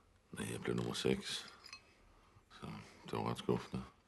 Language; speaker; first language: Danish; native; Danish